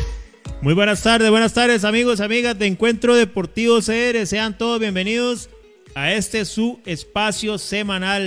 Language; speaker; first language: Spanish; native; Spanish